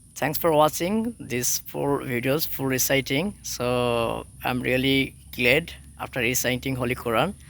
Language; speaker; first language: English; non-native, local second language; Bangla